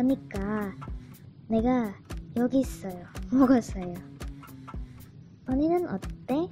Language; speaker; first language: Korean; non-native, learner; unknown